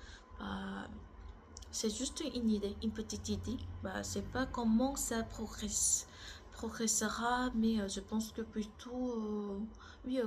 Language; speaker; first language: French; non-native, learner; Korean